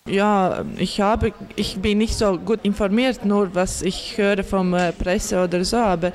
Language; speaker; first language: German; non-native, learner; Latvian